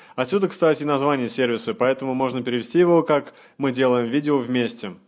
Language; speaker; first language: Russian; native; Russian